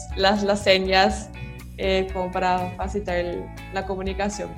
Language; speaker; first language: Spanish; non-native, fluent; German